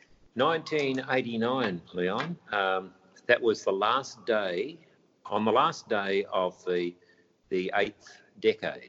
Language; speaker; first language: English; native; English